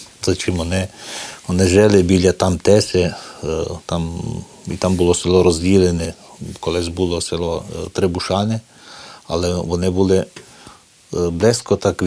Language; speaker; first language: Ukrainian; early bilingual, heritage; Ukrainian